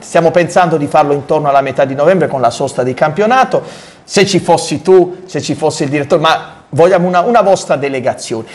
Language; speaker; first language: Italian; native; Italian